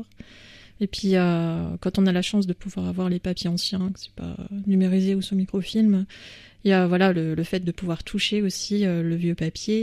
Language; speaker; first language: French; native; French